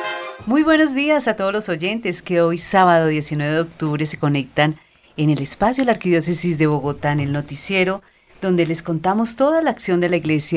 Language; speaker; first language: Spanish; native; Spanish